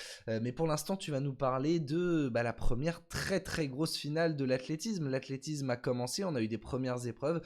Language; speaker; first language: French; native; French